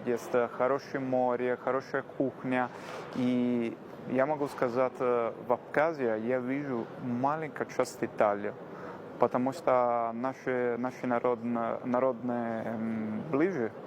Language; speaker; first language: Russian; non-native, learner; Italian